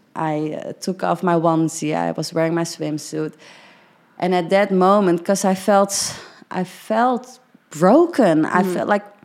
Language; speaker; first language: English; early bilingual, heritage; Dutch